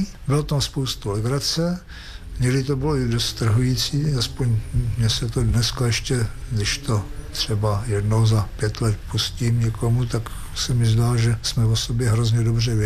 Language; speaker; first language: Czech; native; Czech